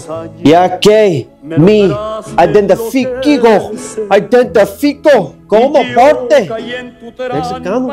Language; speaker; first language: Spanish; non-native, learner; English